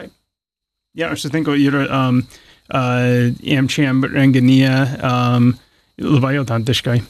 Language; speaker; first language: Lithuanian; non-native, learner; English